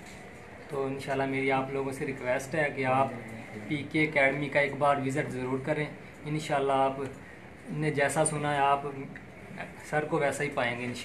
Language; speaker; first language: Urdu; non-native, local second language; Punjabi